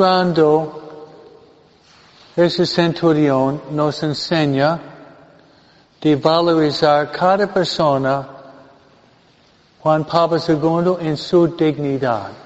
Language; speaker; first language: Spanish; non-native, fluent; English